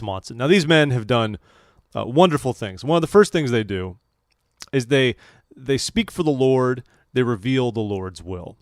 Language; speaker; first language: English; native; English